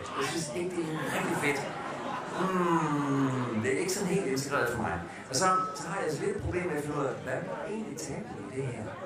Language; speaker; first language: Danish; native; Danish